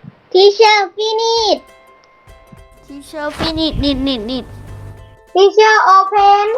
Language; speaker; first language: English; non-native, learner; Thai